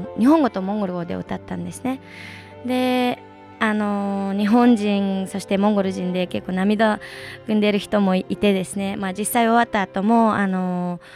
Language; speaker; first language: Japanese; non-native, fluent; Mongolian